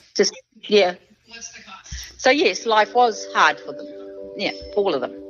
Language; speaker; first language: English; native; English